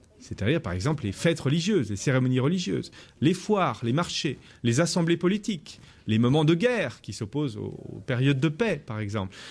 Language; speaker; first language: French; native; French